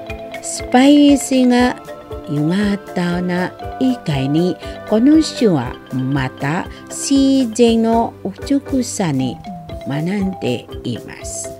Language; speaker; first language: Japanese; non-native, fluent; Indonesian